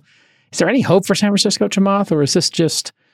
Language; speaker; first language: English; native; English